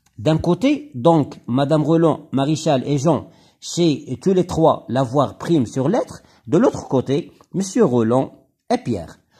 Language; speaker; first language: French; non-native, local second language; Arabic